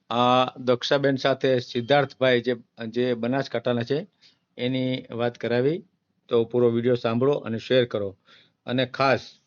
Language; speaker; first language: Gujarati; native; Gujarati